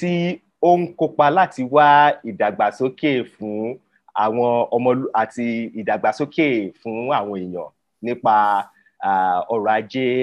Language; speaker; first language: English; non-native, local second language; Yoruba